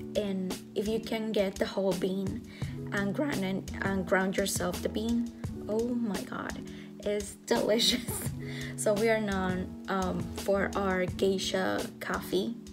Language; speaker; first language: English; non-native, fluent; Spanish